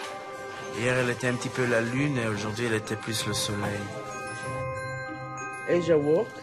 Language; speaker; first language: French; non-native, fluent; Hebrew